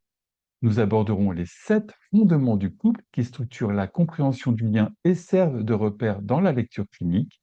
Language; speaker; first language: French; native; French